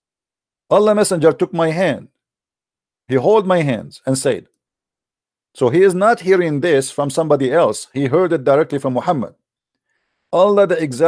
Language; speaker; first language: English; non-native, fluent; Arabic